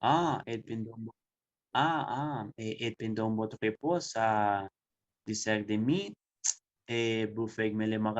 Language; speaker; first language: French; non-native, learner; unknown